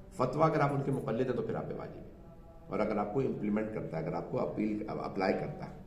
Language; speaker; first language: Urdu; native; Urdu